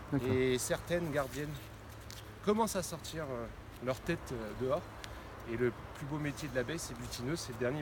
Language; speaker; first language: French; native; French